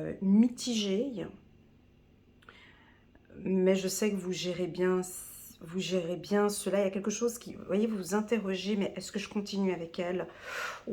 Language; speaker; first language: French; native; French